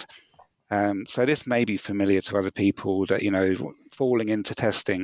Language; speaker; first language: English; native; English